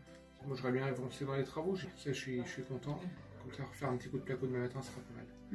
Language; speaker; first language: French; native; French